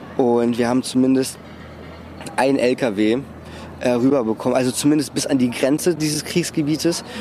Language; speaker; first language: German; early bilingual, other home language; Russian